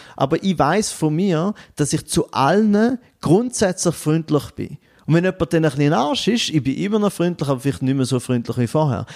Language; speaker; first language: German; native; German